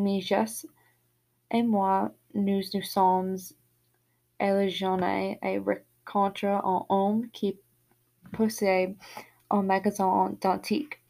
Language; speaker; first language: French; non-native, learner; English